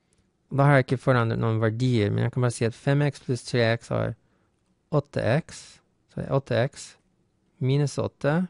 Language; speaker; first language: Norwegian; non-native, fluent; English